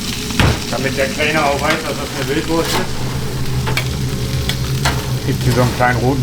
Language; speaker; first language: German; native; German